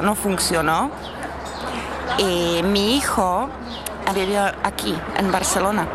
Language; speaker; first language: Spanish; non-native, fluent; Czech